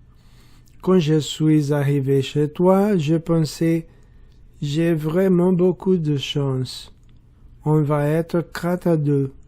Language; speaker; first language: French; non-native, learner; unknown